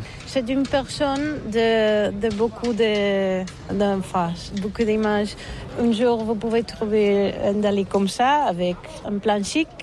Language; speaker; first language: French; non-native, learner; Catalan